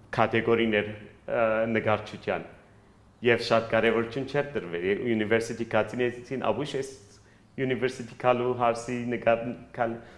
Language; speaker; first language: Armenian; early bilingual, heritage; Armenian